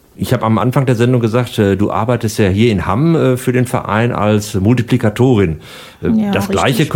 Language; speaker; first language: German; native; German